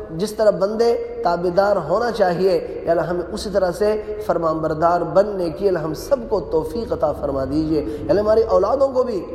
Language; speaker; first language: Urdu; native; Urdu